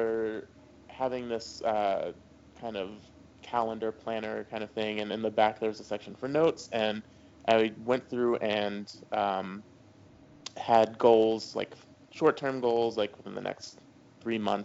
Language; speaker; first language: English; native; English